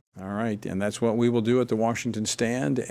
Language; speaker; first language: English; native; English